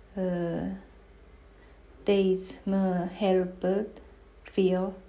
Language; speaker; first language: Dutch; non-native, learner; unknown